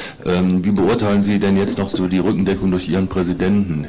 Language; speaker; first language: German; native; German